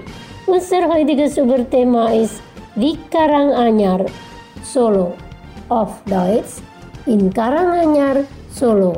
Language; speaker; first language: German; non-native, fluent; Indonesian